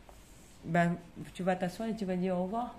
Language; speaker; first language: French; non-native, fluent; Vietnamese